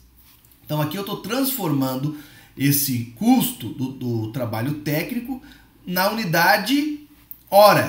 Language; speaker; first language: Portuguese; native; Portuguese